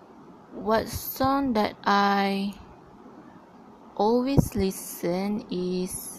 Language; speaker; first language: English; non-native, learner; Malay